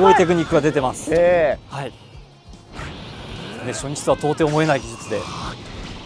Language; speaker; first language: Japanese; native; Japanese